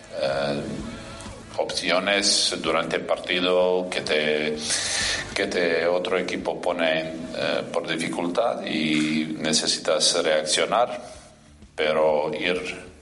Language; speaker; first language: Spanish; non-native, fluent; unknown